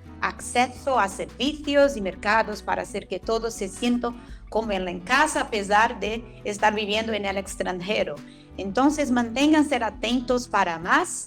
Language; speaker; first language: Spanish; non-native, fluent; Portuguese